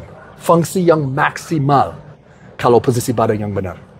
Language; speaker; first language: Indonesian; non-native, fluent; English